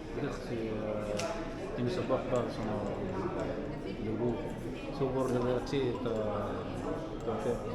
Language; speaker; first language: French; non-native, fluent; Arabic